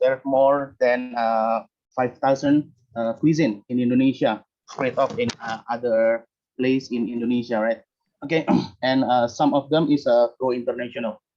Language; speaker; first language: English; non-native, learner; Indonesian